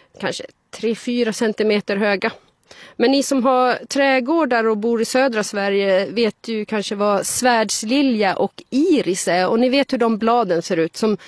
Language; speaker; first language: Swedish; native; Swedish